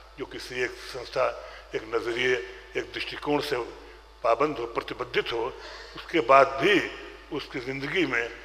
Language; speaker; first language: Urdu; native; Urdu